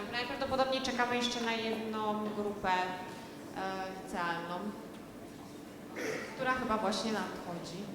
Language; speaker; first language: Polish; native; Polish